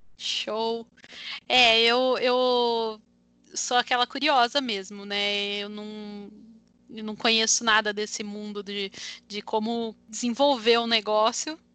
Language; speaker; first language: Portuguese; native; Portuguese